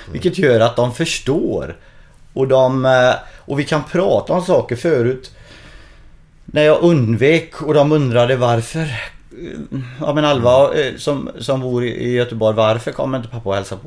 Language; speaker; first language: Swedish; native; Swedish